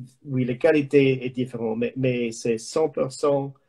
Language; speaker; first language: French; non-native, learner; English